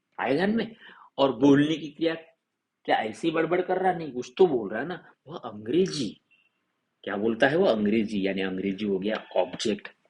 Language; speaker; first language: Hindi; non-native, local second language; Marathi